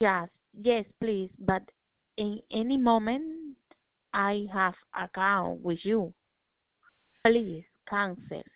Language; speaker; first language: English; non-native, learner; Spanish